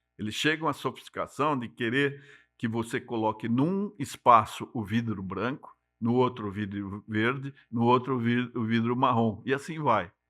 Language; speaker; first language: Portuguese; native; Portuguese